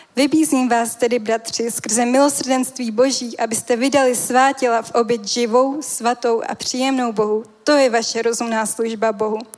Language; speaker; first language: Czech; native; Czech